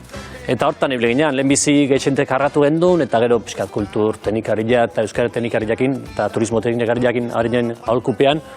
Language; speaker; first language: Basque; native; Basque